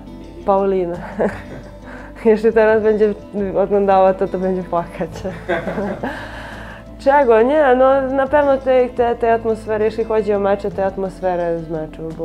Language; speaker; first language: Polish; non-native, fluent; Serbian